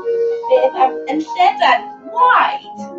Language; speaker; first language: Welsh; non-native, local second language; English